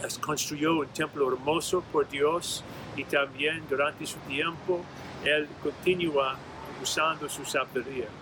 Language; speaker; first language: Spanish; non-native, fluent; English